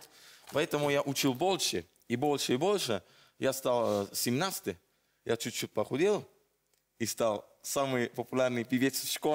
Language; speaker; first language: Russian; non-native, learner; Italian